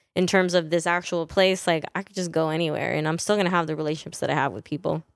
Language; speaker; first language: English; early bilingual, other home language; Filipino